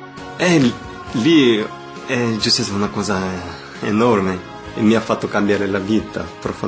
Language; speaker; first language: Italian; non-native, learner; Korean